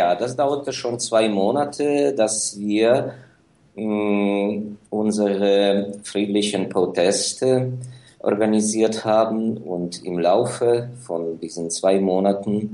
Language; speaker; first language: German; non-native, fluent; Ukrainian